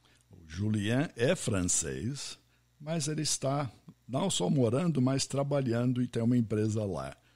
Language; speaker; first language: Portuguese; non-native, fluent; English